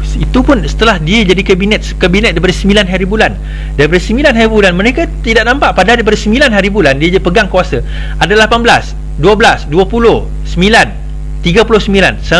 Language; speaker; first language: Malay; native; Malay